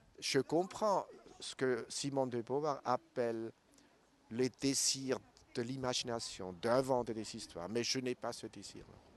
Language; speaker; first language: French; non-native, local second language; German